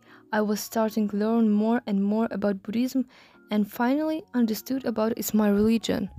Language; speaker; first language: English; non-native, learner; Russian